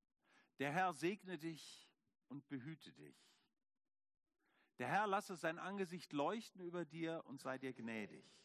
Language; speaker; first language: German; native; German